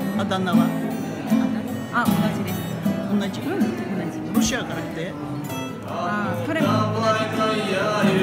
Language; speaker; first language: Japanese; non-native, fluent; Russian